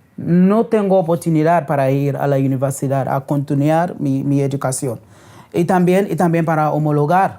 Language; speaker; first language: Spanish; non-native, local second language; English